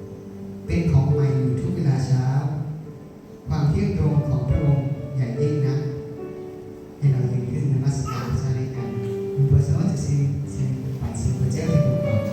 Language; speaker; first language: Thai; non-native, local second language; Iu Mien